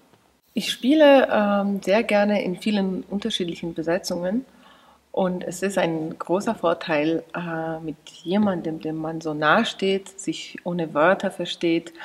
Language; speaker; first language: German; non-native, fluent; Georgian